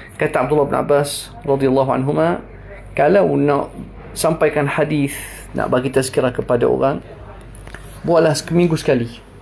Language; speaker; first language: Malay; non-native, fluent; Arabic